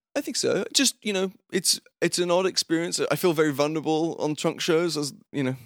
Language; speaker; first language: English; native; English